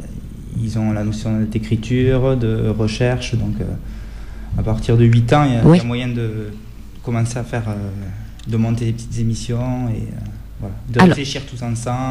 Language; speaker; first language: French; native; French